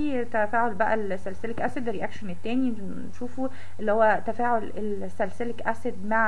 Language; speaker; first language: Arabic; native; Arabic